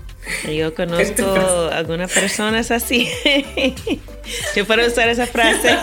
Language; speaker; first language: Spanish; non-native, fluent; English